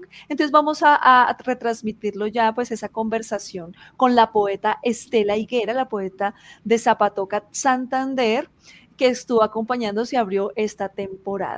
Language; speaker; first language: Spanish; native; Spanish